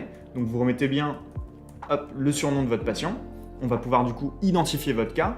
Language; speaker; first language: French; native; French